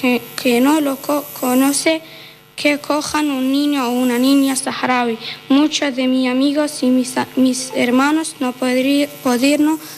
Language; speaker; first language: Spanish; non-native, fluent; Arabic